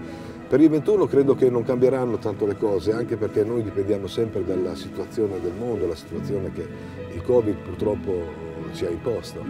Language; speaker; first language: Italian; native; Italian